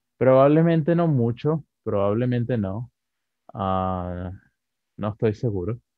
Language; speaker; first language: Spanish; native; Spanish